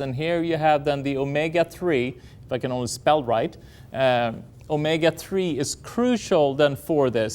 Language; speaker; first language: English; non-native, fluent; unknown